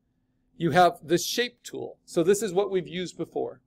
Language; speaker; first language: English; native; English